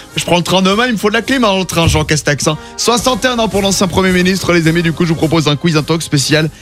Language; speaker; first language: French; native; French